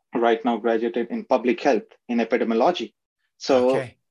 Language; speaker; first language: English; non-native, local second language; Marathi